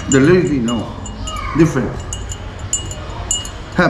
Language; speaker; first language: English; non-native, learner; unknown